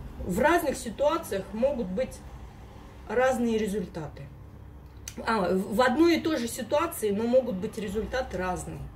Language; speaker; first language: Russian; native; Russian